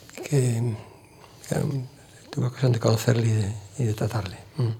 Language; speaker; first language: Spanish; native; Spanish